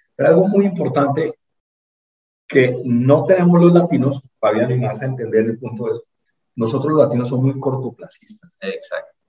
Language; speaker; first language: Spanish; native; Spanish